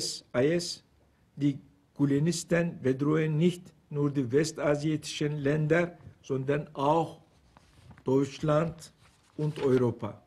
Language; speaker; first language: German; non-native, fluent; Turkish